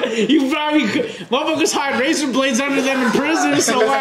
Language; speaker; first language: English; early bilingual, other home language; Spanish